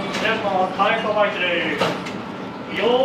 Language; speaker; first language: Japanese; native; Japanese